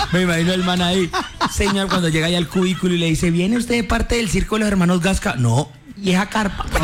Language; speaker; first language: Spanish; native; Spanish